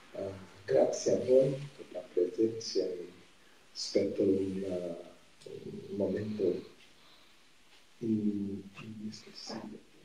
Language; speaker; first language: Italian; non-native, fluent; Portuguese